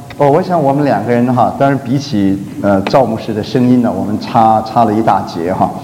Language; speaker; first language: Chinese; native; Chinese